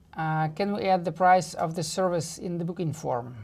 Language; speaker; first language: English; non-native, fluent; Russian